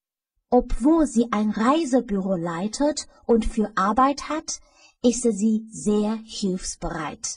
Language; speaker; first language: German; non-native, fluent; Chinese